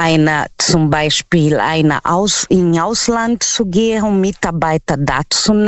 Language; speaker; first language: German; non-native, learner; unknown